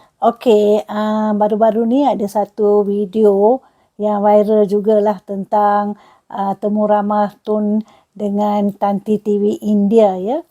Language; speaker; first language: Malay; non-native, local second language; Tamil